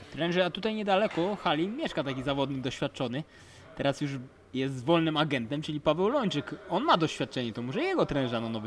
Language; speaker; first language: Polish; native; Polish